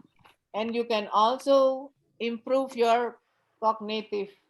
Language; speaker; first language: English; non-native, fluent; Indonesian